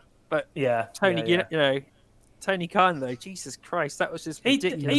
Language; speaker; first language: English; native; English